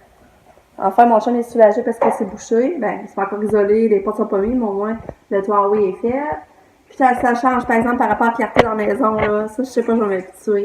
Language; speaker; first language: French; native; French